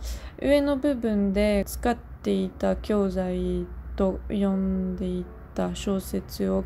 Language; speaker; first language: Japanese; non-native, learner; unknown